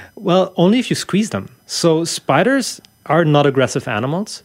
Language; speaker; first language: English; non-native, fluent; German